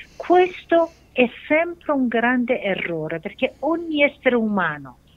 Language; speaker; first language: Italian; non-native, fluent; Persian